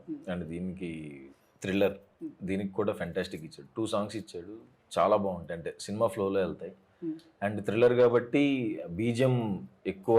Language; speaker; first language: Telugu; native; Telugu